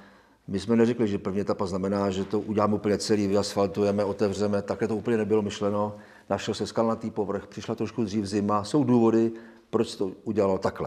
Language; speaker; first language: Czech; native; Czech